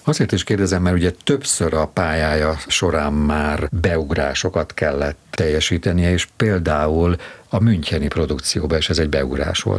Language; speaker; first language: Hungarian; native; Hungarian